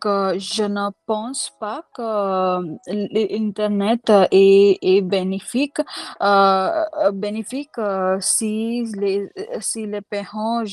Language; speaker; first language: French; non-native, learner; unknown